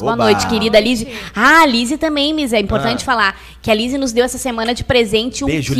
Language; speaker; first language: Portuguese; native; Portuguese